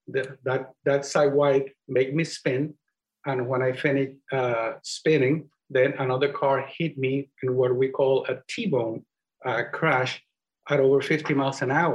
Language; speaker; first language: English; non-native, fluent; Spanish